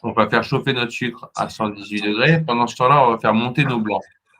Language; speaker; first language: French; native; French